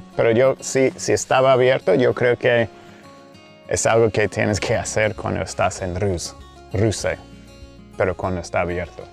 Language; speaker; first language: Spanish; non-native, fluent; English